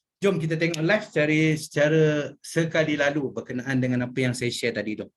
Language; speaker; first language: Malay; native; Malay